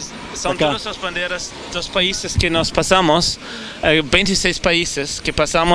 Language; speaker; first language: Portuguese; non-native, fluent; German